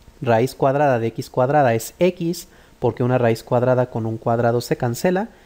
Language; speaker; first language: Spanish; native; Spanish